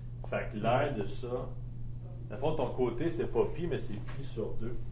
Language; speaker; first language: French; native; French